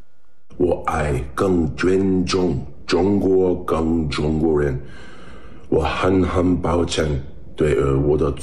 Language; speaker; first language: Chinese; non-native, learner; English